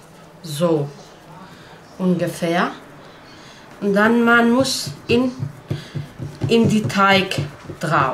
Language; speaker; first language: German; non-native, learner; Turkish